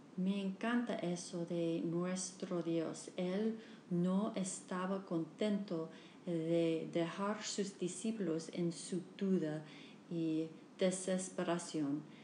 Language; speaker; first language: Spanish; non-native, learner; English